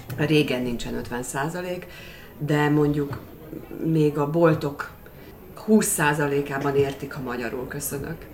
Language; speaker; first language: Hungarian; native; Hungarian